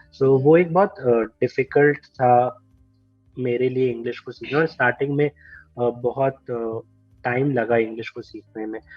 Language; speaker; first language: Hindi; native; Hindi